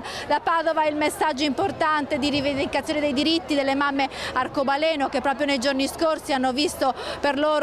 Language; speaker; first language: Italian; native; Italian